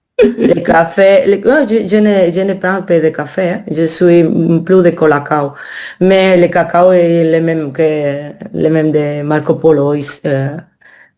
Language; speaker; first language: French; non-native, learner; Spanish